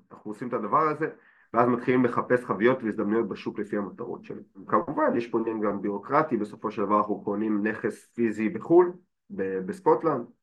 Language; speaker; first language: Hebrew; native; Hebrew